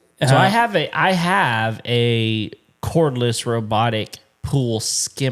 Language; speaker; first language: English; native; English